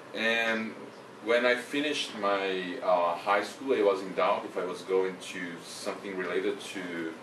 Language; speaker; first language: English; non-native, fluent; Portuguese